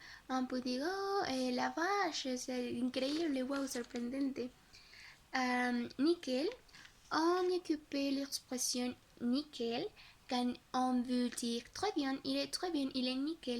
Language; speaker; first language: French; non-native, learner; Spanish